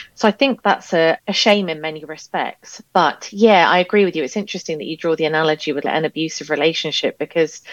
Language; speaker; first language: English; native; English